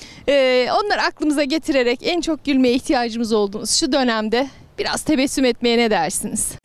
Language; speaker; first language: Turkish; native; Turkish